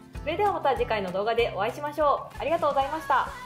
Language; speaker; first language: Japanese; native; Japanese